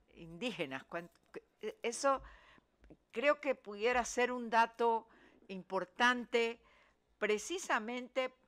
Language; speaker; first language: Spanish; native; Spanish